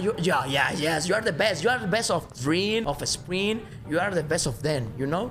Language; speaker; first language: English; non-native, learner; Spanish